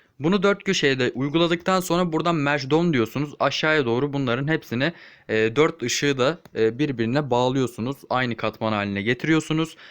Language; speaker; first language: Turkish; native; Turkish